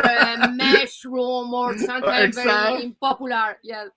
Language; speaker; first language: English; non-native, learner; Italian